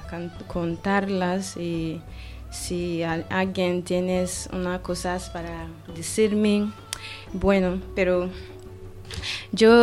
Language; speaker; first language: Spanish; non-native, learner; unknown